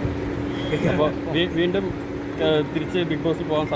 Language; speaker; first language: Malayalam; native; Malayalam